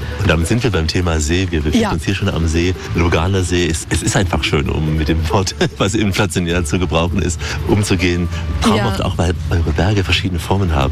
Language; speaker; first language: German; native; German